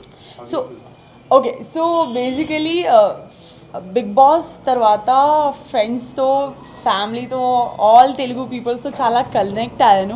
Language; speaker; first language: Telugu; non-native, learner; Gujarati